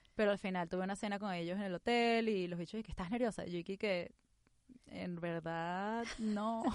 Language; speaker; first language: Spanish; native; Spanish